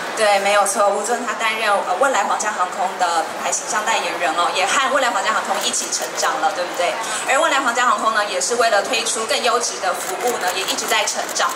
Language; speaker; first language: Chinese; native; Chinese